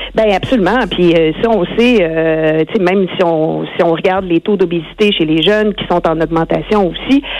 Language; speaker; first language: French; native; French